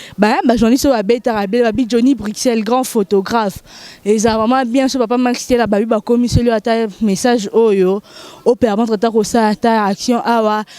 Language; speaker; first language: Lingala; native; Lingala